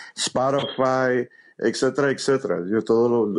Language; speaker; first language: Spanish; early bilingual, heritage; Spanish